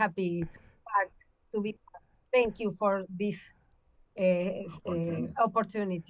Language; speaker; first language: English; non-native, learner; Spanish